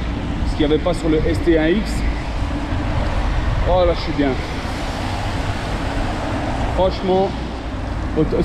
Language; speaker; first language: French; native; French